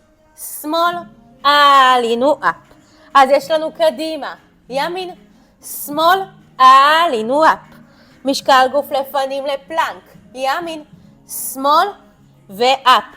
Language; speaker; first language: Hebrew; native; Hebrew